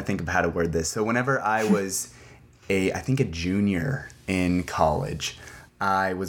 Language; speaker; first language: English; native; English